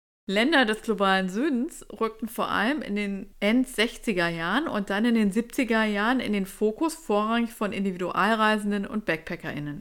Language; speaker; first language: German; native; German